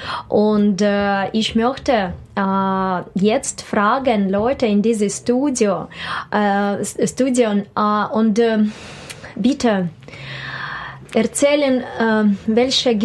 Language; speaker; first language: German; non-native, learner; Russian